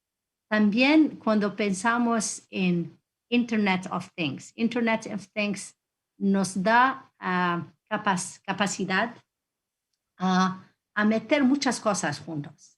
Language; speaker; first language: Spanish; non-native, fluent; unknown